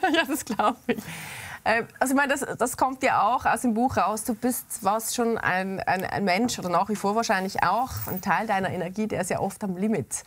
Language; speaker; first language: German; native; German